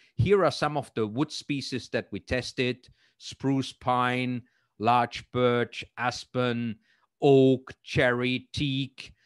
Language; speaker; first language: English; non-native, fluent; German